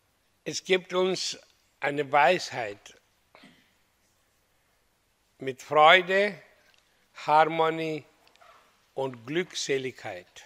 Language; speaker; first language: German; non-native, learner; Hindi